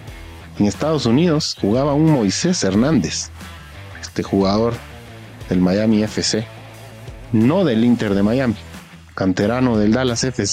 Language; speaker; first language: Spanish; native; Spanish